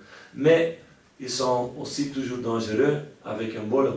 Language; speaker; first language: French; non-native, local second language; Dutch